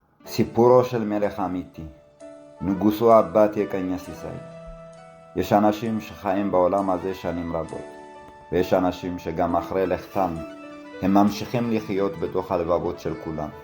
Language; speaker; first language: Hebrew; early bilingual, other home language; Amharic